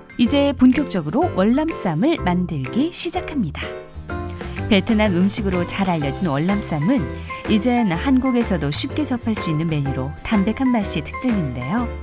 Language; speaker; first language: Korean; native; Korean